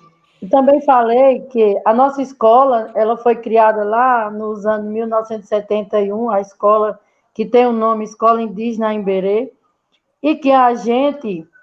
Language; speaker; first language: Portuguese; native; Portuguese